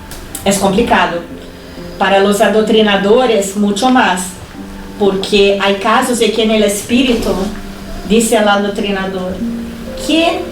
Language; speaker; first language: Spanish; non-native, fluent; Portuguese